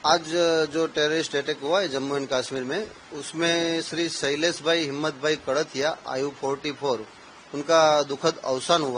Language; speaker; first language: Hindi; non-native, local second language; Gujarati